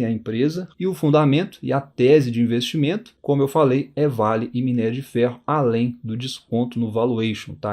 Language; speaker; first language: Portuguese; native; Portuguese